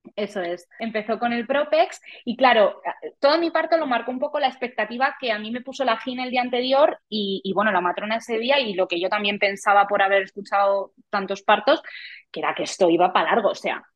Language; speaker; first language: Spanish; native; Spanish